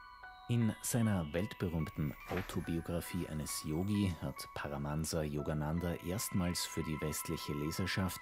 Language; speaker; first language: German; native; German